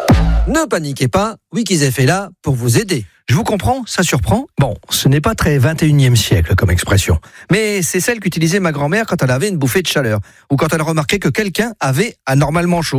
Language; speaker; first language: French; native; French